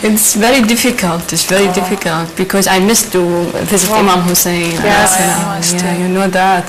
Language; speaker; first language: English; non-native, learner; Arabic